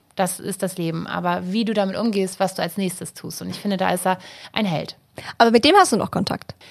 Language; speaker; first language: German; native; German